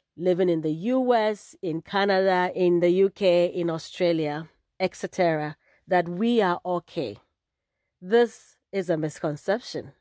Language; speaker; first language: English; non-native, local second language; Akan